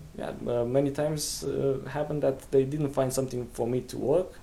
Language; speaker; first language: English; non-native, fluent; Romanian